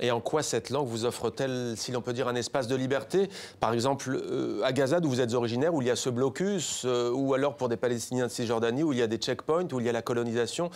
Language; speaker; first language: French; native; French